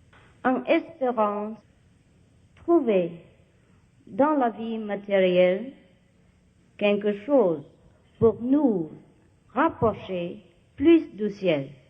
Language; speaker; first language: French; non-native, fluent; Vietnamese